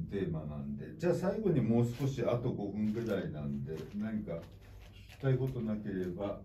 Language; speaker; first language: Japanese; native; Japanese